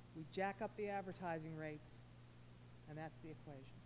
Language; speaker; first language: English; native; English